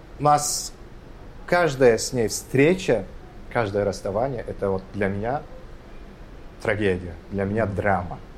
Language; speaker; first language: Russian; non-native, local second language; Kazakh